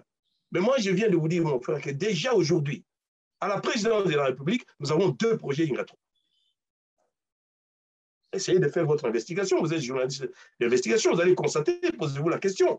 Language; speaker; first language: French; non-native, local second language; Luba-Lulua